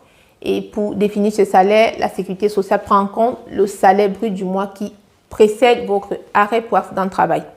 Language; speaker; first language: French; native; French